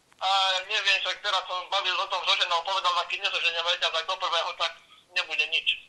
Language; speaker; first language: Slovak; non-native, fluent; Hungarian